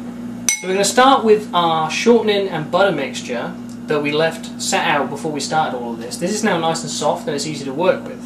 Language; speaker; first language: English; native; English